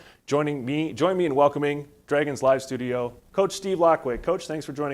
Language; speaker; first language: English; native; English